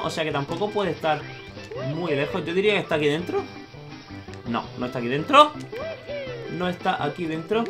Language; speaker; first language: Spanish; native; Spanish